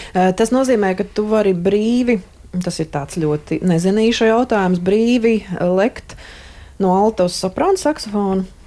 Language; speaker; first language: Latvian; native; Latvian